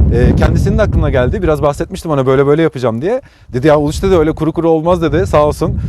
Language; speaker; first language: Turkish; native; Turkish